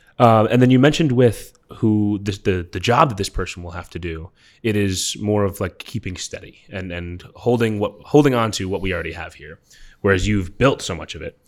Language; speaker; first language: English; native; English